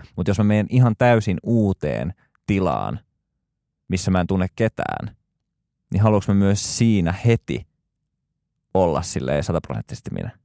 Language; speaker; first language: Finnish; early bilingual, other home language; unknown